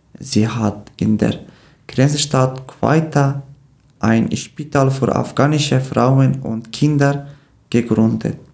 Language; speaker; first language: German; non-native, learner; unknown